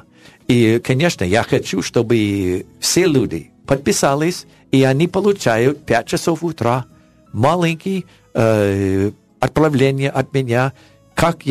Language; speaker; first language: Russian; non-native, learner; English